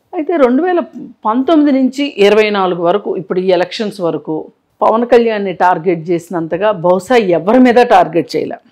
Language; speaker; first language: Telugu; native; Telugu